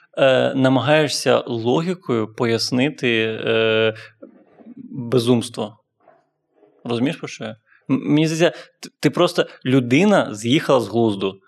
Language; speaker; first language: Ukrainian; non-native, local second language; Russian